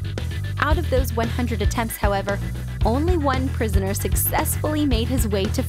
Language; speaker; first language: English; native; English